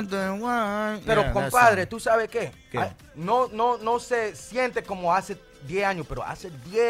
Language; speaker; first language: Spanish; early bilingual, heritage; Spanish